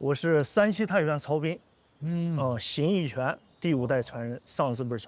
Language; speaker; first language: Chinese; native; Chinese